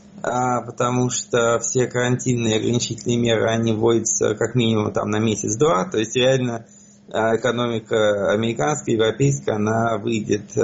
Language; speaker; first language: Russian; native; Russian